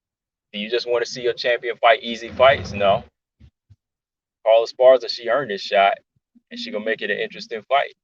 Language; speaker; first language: English; native; English